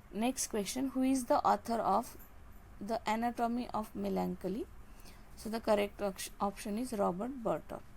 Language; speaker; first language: Hindi; non-native, local second language; Marathi